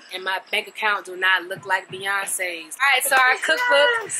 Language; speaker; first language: English; native; English